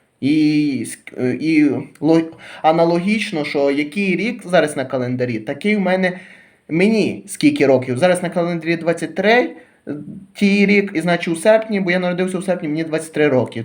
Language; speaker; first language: Ukrainian; native; Ukrainian